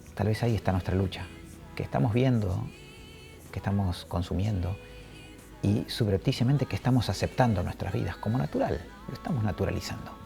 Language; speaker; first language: Spanish; native; Spanish